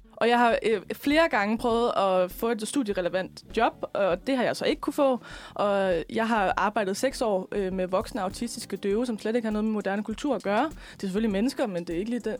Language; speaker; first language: Danish; native; Danish